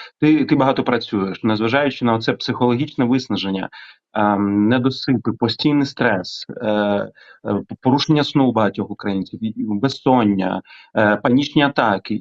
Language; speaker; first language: Ukrainian; native; Ukrainian